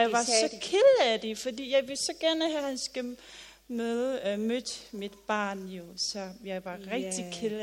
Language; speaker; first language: Danish; non-native, learner; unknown